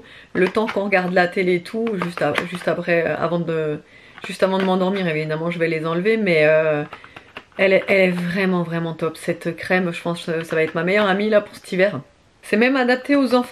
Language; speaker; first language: French; native; French